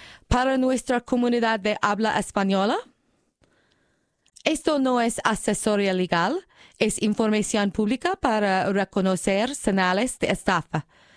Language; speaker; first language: Spanish; non-native, learner; English